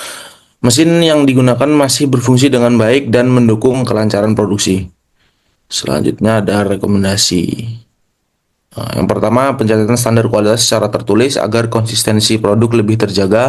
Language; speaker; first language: Indonesian; native; Indonesian